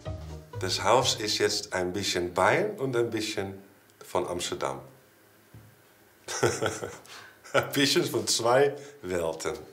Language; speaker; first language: German; non-native, fluent; Dutch